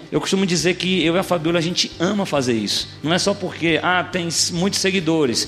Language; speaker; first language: Portuguese; native; Portuguese